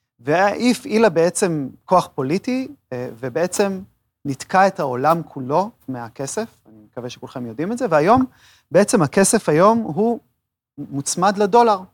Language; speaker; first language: Hebrew; native; Hebrew